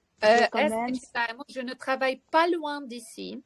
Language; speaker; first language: French; non-native, fluent; Ukrainian